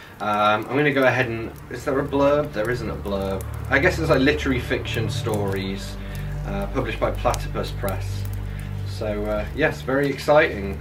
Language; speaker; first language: English; native; English